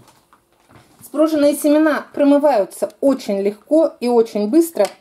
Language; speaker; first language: Russian; native; Russian